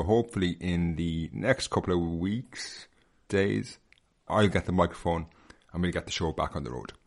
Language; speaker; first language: English; native; English